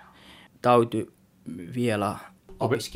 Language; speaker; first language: Finnish; non-native, learner; Tswana